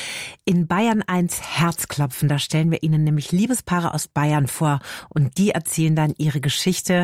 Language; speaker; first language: German; native; German